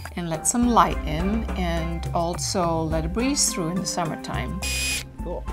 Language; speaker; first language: English; non-native, fluent; German